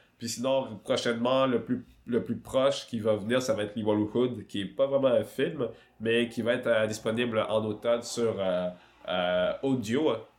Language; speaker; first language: French; early bilingual, other home language; Swahili